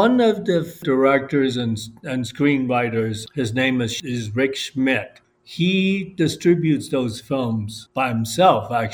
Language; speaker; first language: English; non-native, local second language; Cantonese